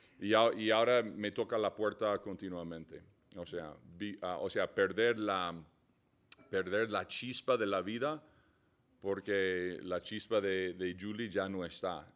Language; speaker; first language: Spanish; non-native, fluent; English